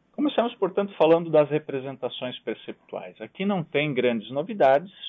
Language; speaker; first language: Portuguese; non-native, local second language; German